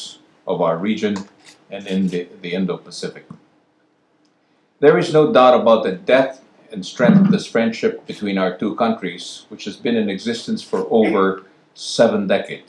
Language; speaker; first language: English; non-native, local second language; Filipino